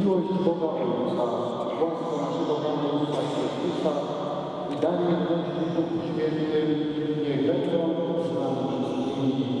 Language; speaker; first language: Polish; native; Polish